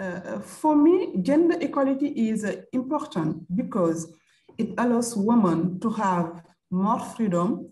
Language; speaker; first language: English; non-native, fluent; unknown